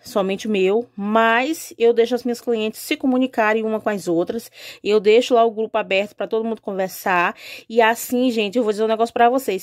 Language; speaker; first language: Portuguese; native; Portuguese